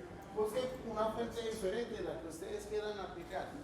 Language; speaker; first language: Spanish; native; Spanish